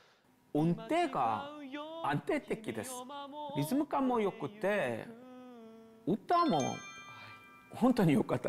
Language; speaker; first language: Japanese; non-native, learner; Korean